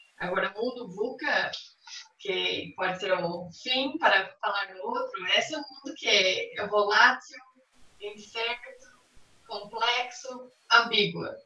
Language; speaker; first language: Portuguese; non-native, fluent; English